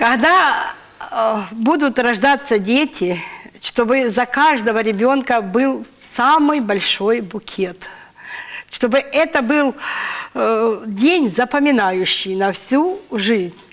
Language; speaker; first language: Russian; native; Russian